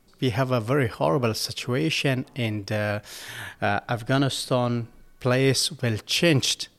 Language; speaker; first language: English; non-native, learner; Persian